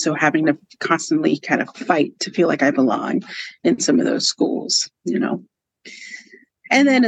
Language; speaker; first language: English; native; English